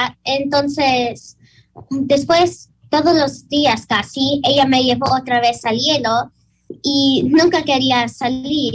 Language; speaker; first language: Spanish; early bilingual, heritage; Spanish